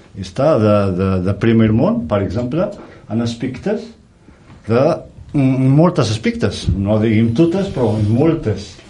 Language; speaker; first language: Catalan; non-native, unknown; Riffian